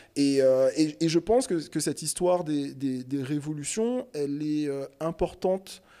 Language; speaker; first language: French; native; French